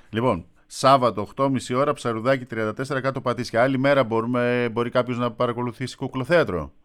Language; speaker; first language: Greek; native; Greek